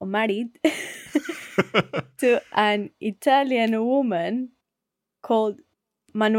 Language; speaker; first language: English; non-native, learner; Spanish